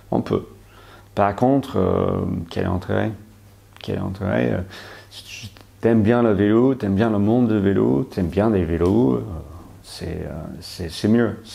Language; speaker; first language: French; non-native, fluent; English